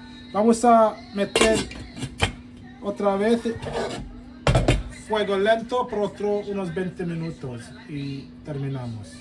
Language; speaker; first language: Spanish; non-native, fluent; Sylheti